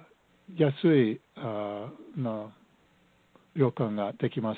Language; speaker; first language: Japanese; non-native, learner; English